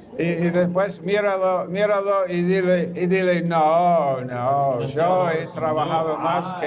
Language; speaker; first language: Spanish; non-native, fluent; English